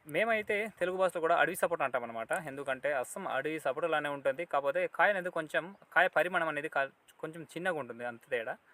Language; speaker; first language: Telugu; native; Telugu